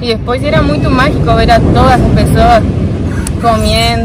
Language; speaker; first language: Portuguese; non-native, learner; Spanish